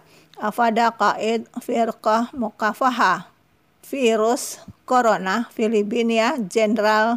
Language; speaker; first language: Arabic; non-native, fluent; Indonesian